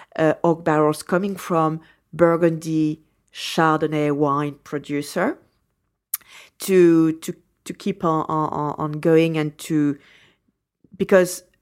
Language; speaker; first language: English; non-native, fluent; French